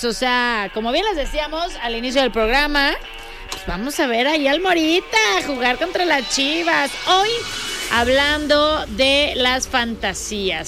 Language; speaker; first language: Spanish; native; Spanish